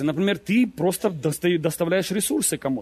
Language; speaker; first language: Russian; native; Russian